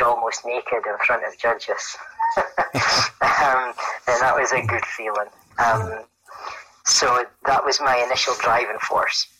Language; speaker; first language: English; native; English